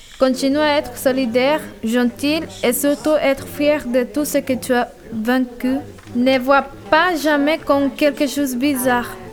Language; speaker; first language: French; early bilingual, other home language; Spanish